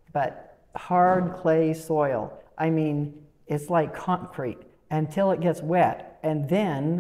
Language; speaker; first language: English; native; English